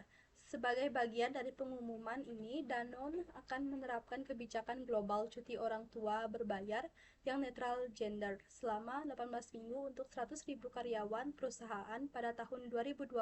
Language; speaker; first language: Indonesian; non-native, local second language; Balinese